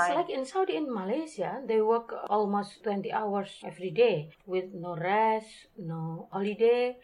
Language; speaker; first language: English; non-native, learner; Indonesian